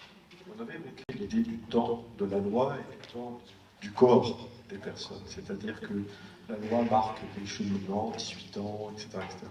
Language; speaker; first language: French; native; French